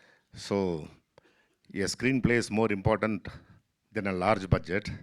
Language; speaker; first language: Telugu; non-native, fluent; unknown